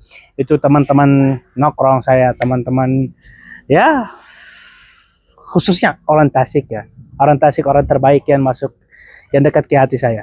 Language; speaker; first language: Indonesian; non-native, fluent; Arabic